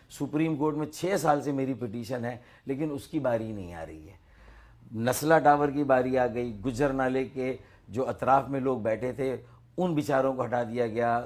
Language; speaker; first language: Urdu; non-native, local second language; Memoni